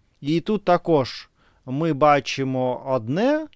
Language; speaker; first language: Ukrainian; non-native, fluent; Russian